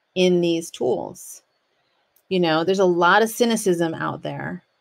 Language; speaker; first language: English; native; English